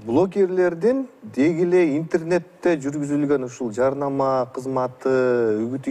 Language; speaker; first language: Kyrgyz; native; Kyrgyz